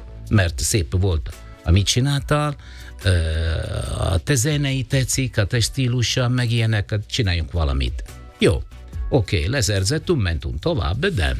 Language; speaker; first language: Hungarian; non-native, learner; Italian